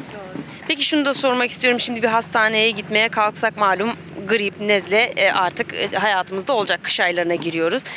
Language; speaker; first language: Turkish; native; Turkish